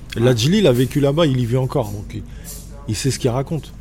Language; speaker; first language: French; native; French